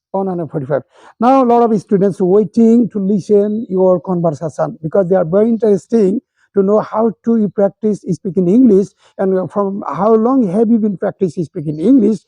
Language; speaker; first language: English; non-native, local second language; Bangla